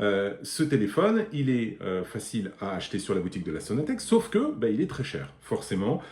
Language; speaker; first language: French; native; French